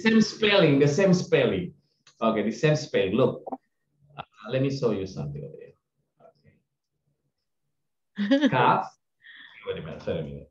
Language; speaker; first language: English; non-native, fluent; Indonesian